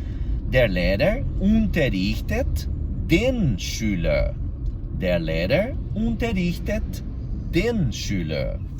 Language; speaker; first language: German; non-native, fluent; Portuguese